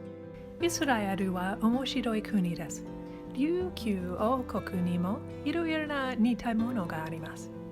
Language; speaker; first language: Japanese; non-native, learner; English